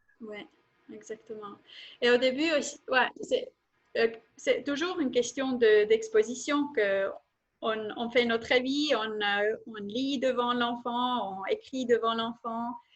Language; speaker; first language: French; non-native, fluent; Estonian